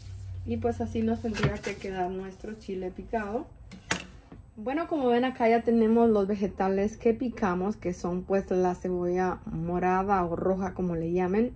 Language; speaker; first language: Spanish; native; Spanish